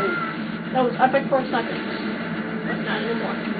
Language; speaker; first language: English; native; English